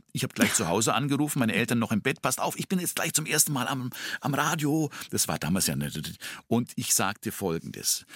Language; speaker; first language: German; native; German